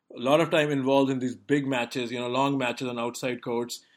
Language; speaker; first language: English; non-native, local second language; Hindi